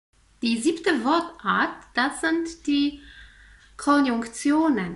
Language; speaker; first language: German; non-native, fluent; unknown